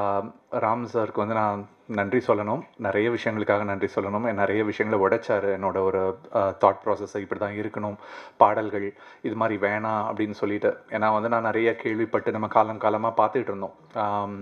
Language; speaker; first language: Tamil; native; Tamil